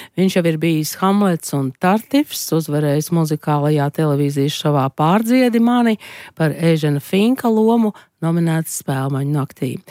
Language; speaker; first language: Latvian; native; Latvian